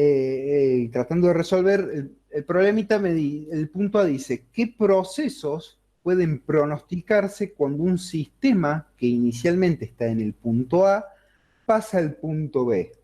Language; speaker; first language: Spanish; native; Spanish